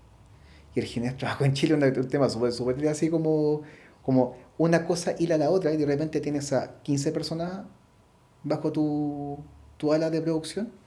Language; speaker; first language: Spanish; native; Spanish